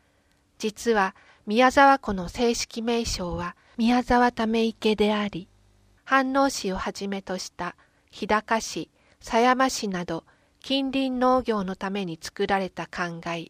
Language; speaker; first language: Japanese; native; Japanese